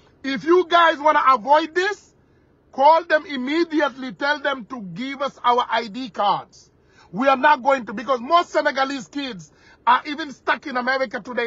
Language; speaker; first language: English; non-native, fluent; Wolof